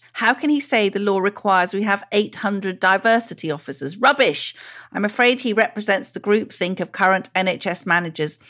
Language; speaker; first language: English; native; English